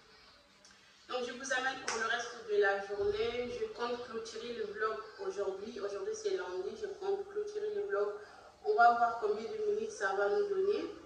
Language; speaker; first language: French; non-native, local second language; Lingala